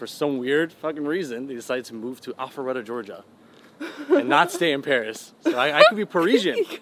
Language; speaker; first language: English; early bilingual, other home language; Persian